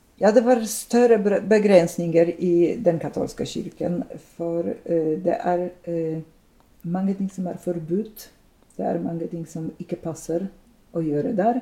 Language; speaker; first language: Norwegian; non-native, fluent; Polish